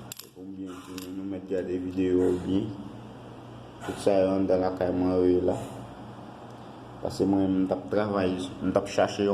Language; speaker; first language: French; non-native, learner; Haitian Creole